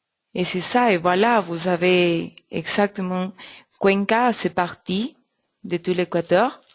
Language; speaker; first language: French; non-native, learner; Spanish